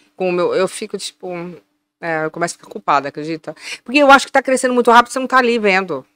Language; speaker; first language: Portuguese; native; Portuguese